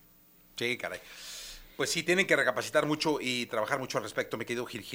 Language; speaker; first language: Spanish; native; Spanish